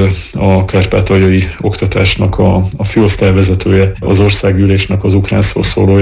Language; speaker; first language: Hungarian; native; Hungarian